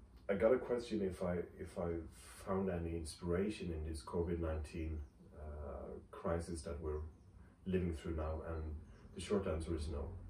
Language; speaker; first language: English; non-native, fluent; Norwegian